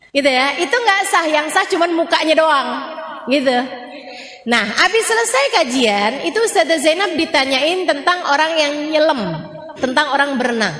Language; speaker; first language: Indonesian; native; Indonesian